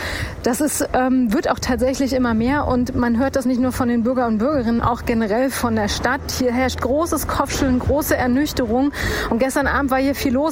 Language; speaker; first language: German; native; German